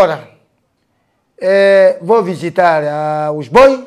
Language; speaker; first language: Portuguese; non-native, local second language; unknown